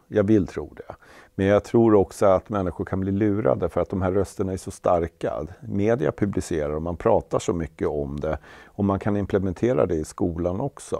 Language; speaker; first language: Swedish; native; Swedish